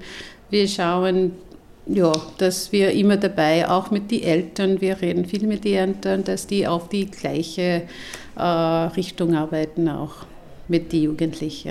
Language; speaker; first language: German; non-native, fluent; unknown